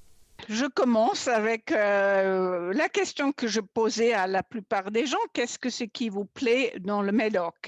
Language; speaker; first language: French; non-native, fluent; German